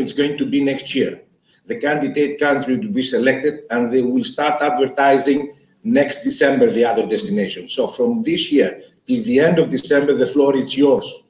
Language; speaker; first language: English; non-native, fluent; Greek